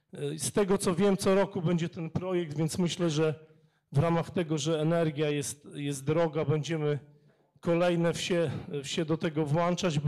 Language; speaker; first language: Polish; native; Polish